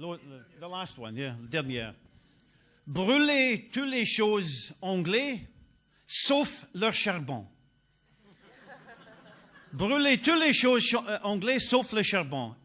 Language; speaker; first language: French; non-native, learner; English